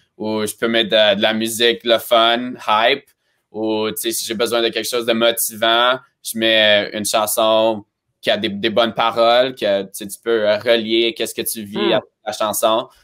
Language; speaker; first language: French; early bilingual, other home language; Romanian